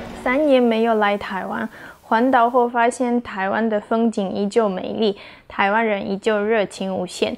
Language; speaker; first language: Chinese; non-native, fluent; Russian